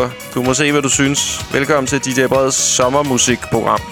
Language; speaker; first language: Danish; native; Danish